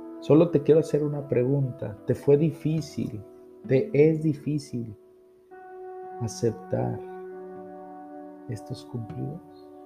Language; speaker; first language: Spanish; native; Spanish